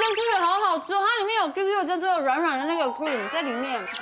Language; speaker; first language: Chinese; native; Chinese